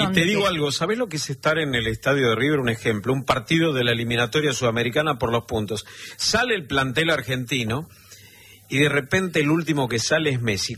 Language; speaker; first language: Spanish; native; Spanish